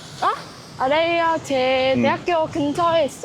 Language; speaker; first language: Korean; non-native, learner; Vietnamese